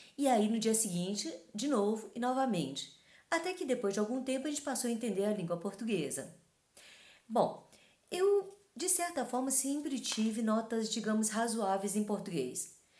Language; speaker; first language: Portuguese; early bilingual, other home language; Chinese